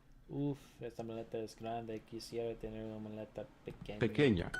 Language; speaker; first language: Spanish; non-native, learner; English